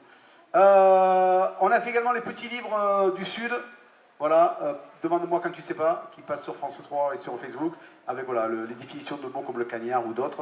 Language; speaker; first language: French; native; French